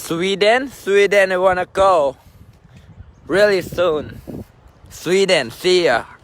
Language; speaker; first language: English; non-native, learner; Thai